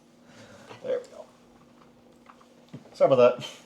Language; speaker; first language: English; native; English